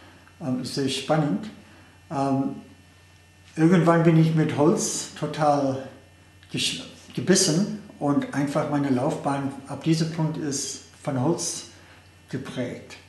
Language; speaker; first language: German; non-native, fluent; English